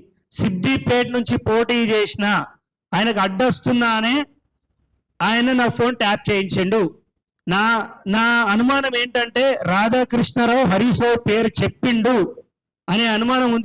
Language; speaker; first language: Telugu; native; Telugu